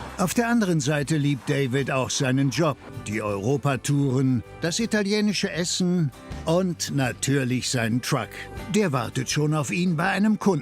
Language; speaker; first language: German; native; German